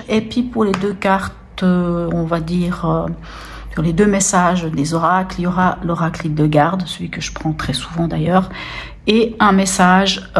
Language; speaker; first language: French; native; French